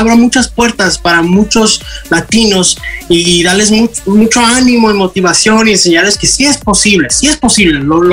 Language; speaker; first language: Spanish; early bilingual, heritage; Spanish